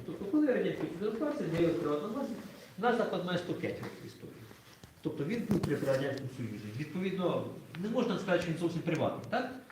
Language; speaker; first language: Ukrainian; native; Ukrainian